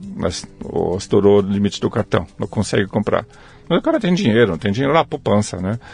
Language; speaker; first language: Portuguese; non-native, fluent; German